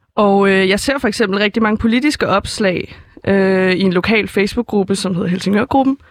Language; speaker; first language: Danish; native; Danish